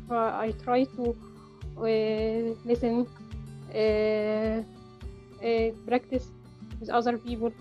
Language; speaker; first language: English; non-native, learner; Arabic